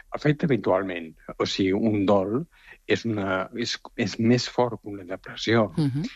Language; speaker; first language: Catalan; native; Catalan